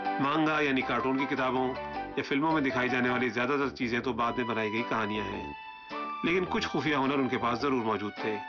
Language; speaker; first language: Urdu; native; Urdu